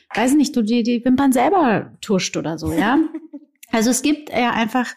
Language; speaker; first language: German; native; German